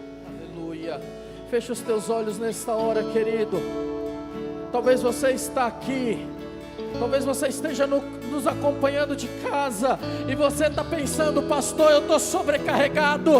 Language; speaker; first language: Portuguese; native; Portuguese